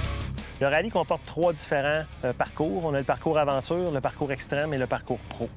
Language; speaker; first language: French; native; French